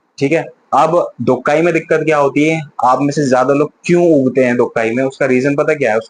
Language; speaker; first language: Hindi; native; Hindi